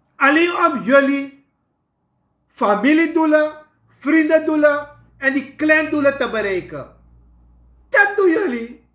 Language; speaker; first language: Dutch; native; Dutch